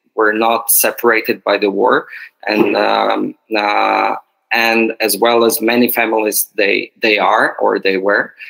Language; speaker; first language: English; non-native, fluent; Ukrainian